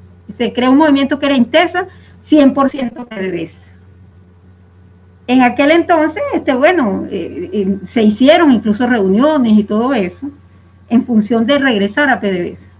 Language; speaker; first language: Spanish; native; Spanish